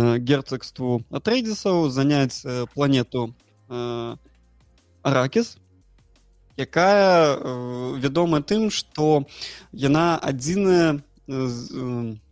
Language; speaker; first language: Belarusian; non-native, local second language; Russian